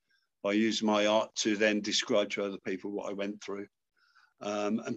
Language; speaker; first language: English; native; English